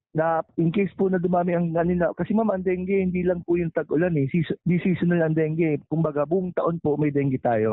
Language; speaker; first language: Filipino; non-native, local second language; Bikol